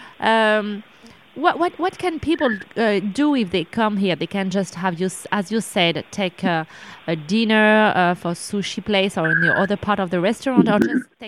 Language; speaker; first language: English; non-native, learner; French